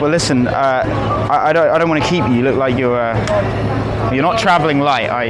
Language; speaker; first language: English; native; English